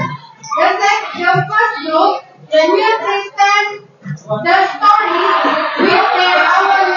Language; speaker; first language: English; non-native, learner; Indonesian